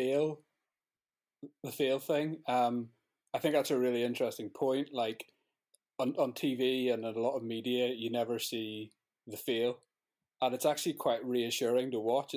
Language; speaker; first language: English; native; English